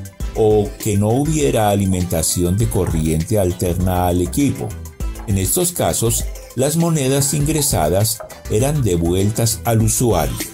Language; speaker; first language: Spanish; native; Spanish